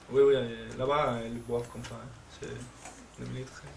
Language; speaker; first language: French; non-native, fluent; Spanish